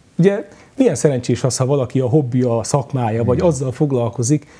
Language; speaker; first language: Hungarian; native; Hungarian